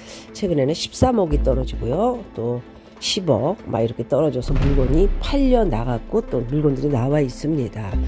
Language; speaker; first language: Korean; native; Korean